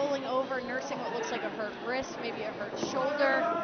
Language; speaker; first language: English; native; English